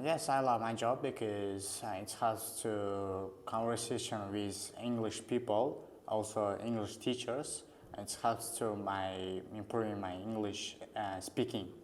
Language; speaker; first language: English; non-native, learner; Uzbek